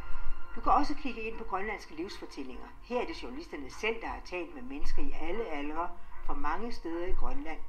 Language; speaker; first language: Danish; native; Danish